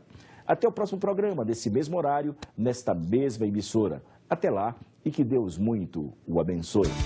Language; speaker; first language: Portuguese; native; Portuguese